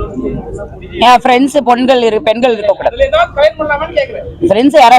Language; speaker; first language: Tamil; native; Tamil